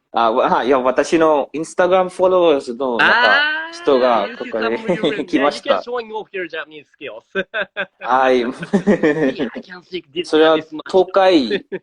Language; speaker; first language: Japanese; non-native, learner; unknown